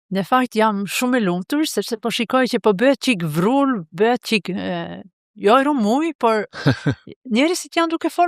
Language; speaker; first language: Albanian; non-native, fluent; Norwegian